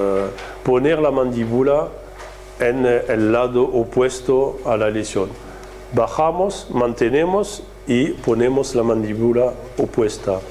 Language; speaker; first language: Spanish; non-native, fluent; French